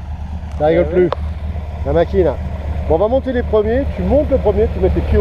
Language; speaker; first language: French; native; French